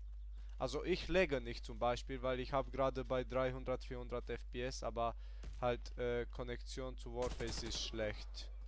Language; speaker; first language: German; early bilingual, other home language; Hungarian